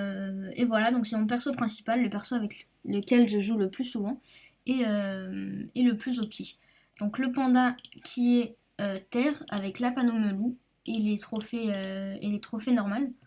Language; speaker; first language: French; native; French